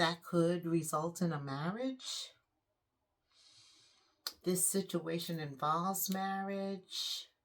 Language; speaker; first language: English; native; English